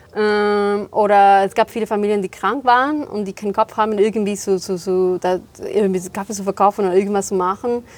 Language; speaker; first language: German; non-native, fluent; Spanish